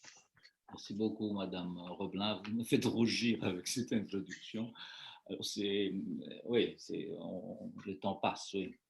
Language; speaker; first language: French; non-native, fluent; Greek